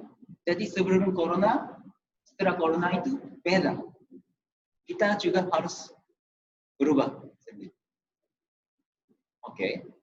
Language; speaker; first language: Indonesian; non-native, fluent; Japanese